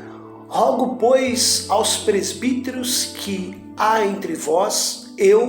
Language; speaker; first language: Portuguese; native; Portuguese